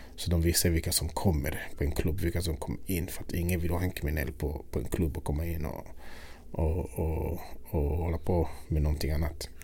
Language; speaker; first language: Swedish; non-native, fluent; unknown